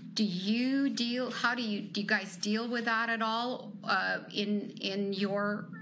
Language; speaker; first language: English; non-native, fluent; Ukrainian